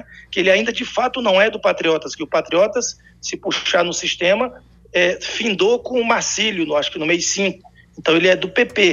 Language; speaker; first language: Portuguese; native; Portuguese